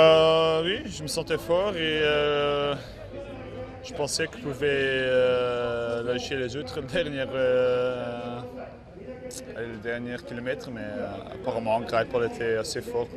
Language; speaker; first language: French; non-native, fluent; Dutch